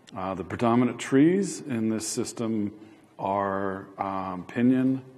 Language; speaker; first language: English; native; English